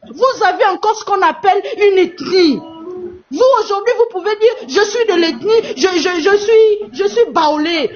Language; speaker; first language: French; non-native, fluent; Portuguese